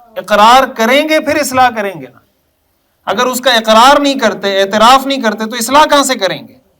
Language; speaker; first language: Urdu; native; Urdu